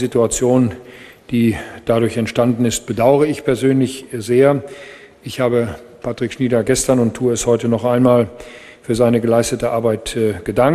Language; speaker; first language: German; native; German